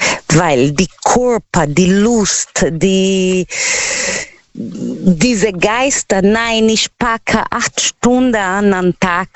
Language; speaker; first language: German; non-native, learner; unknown